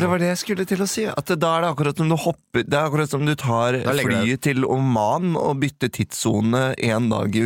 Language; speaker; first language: Norwegian; native; Norwegian